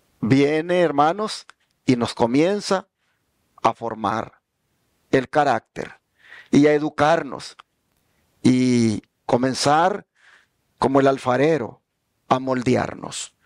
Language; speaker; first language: Spanish; native; Spanish